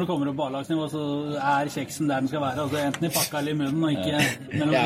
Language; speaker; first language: Norwegian; native; Norwegian